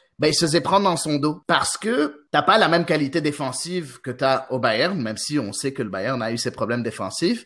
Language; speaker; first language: French; non-native, local second language; Arabic